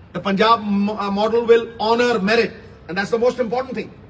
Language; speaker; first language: English; non-native, local second language; Punjabi